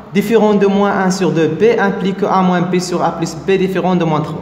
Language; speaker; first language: French; non-native, local second language; Arabic